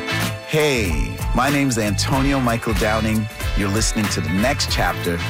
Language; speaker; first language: English; native; English